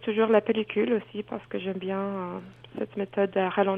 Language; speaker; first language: French; non-native, fluent; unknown